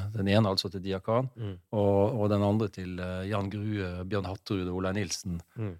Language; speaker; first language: Norwegian; native; Norwegian